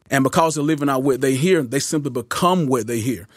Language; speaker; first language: English; native; English